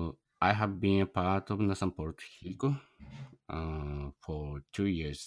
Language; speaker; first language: English; non-native, learner; Japanese